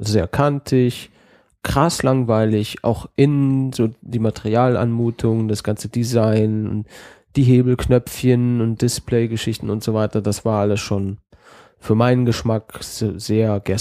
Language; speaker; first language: German; native; German